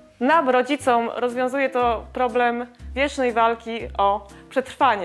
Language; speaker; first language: Polish; native; Polish